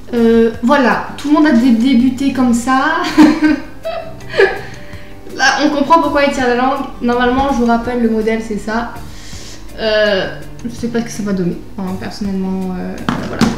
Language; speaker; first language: French; native; French